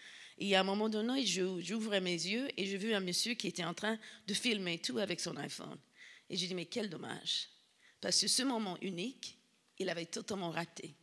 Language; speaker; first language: French; non-native, fluent; English